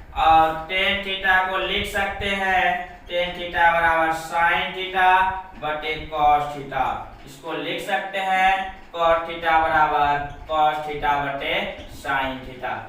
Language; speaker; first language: Hindi; native; Hindi